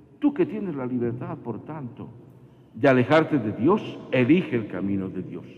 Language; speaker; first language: Spanish; native; Spanish